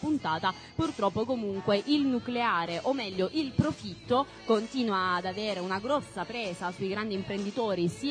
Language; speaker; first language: Italian; native; Italian